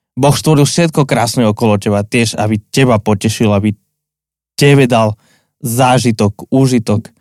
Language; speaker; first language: Slovak; non-native, fluent; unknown